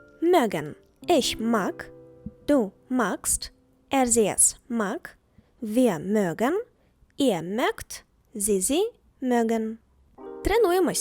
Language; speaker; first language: German; non-native, fluent; Ukrainian